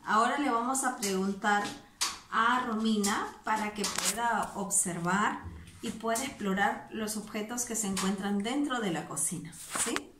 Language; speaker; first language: Spanish; native; Spanish